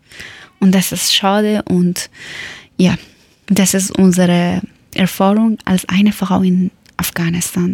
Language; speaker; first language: German; non-native, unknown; Persian